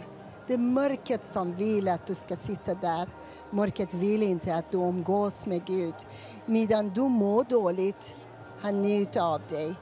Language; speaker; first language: Swedish; non-native, fluent; Persian